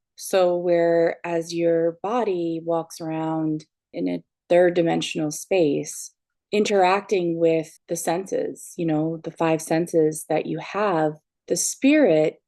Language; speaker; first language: English; native; English